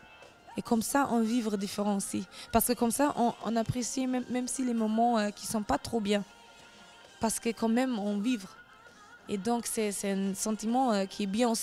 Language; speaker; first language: French; non-native, learner; German